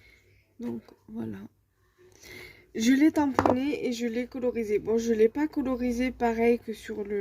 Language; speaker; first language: French; native; French